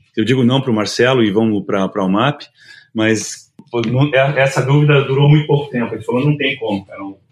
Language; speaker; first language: Portuguese; native; Portuguese